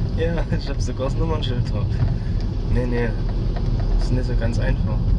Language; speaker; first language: German; native; German